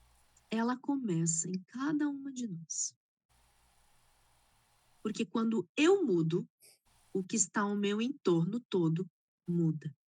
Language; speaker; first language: Portuguese; native; Portuguese